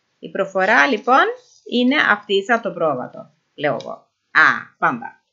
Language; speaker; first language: Greek; non-native, fluent; Norwegian